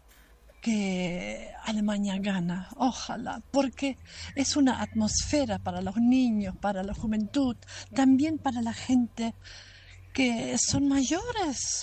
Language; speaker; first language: Spanish; non-native, fluent; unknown